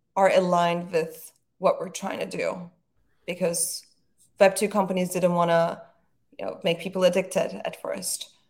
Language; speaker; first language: English; non-native, fluent; Turkish